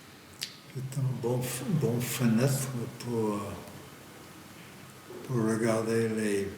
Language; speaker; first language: French; non-native, learner; English